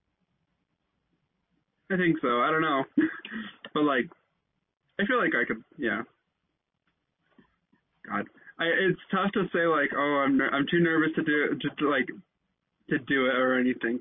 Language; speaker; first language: English; native; English